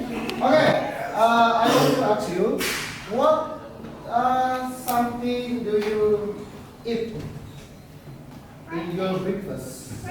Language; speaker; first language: English; non-native, learner; Indonesian